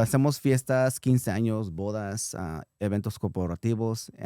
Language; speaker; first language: Spanish; early bilingual, heritage; Spanish